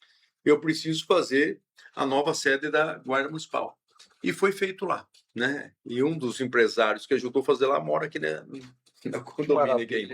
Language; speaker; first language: Portuguese; native; Portuguese